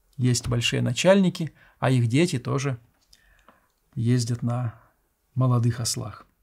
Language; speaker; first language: Russian; native; Russian